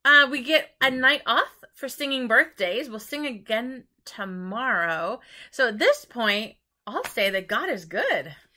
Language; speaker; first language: English; native; English